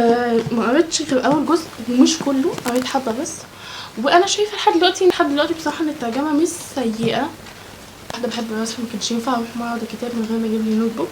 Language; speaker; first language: Arabic; native; Arabic